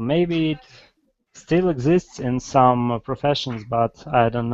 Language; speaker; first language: English; non-native, fluent; Russian